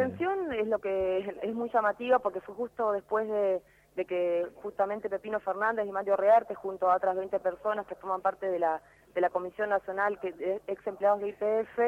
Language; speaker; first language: Spanish; native; Spanish